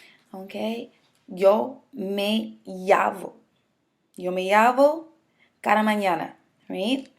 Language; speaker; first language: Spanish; non-native, learner; English